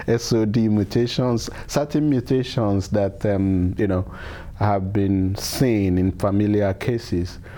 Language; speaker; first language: English; non-native, local second language; Igbo